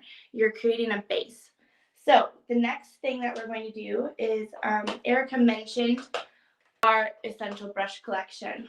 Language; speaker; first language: English; native; English